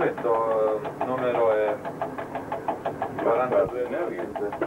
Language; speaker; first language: Italian; non-native, learner; Slovenian